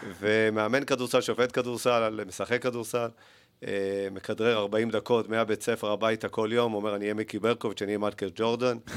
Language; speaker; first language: Hebrew; early bilingual, other home language; Spanish